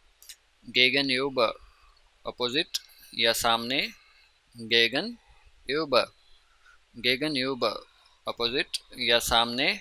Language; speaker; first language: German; non-native, fluent; Urdu